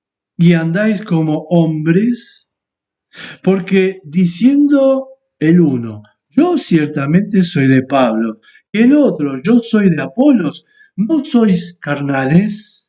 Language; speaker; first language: Spanish; native; Spanish